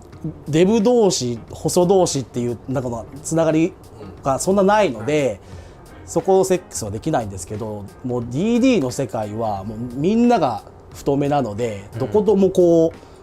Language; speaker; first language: Japanese; native; Japanese